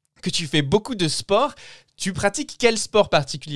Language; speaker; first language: French; native; French